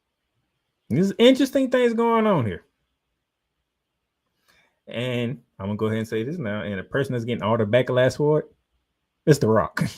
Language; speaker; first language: English; native; English